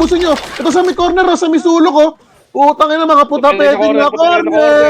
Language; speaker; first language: Filipino; native; Filipino